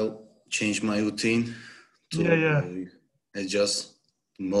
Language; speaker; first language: English; non-native, learner; Turkish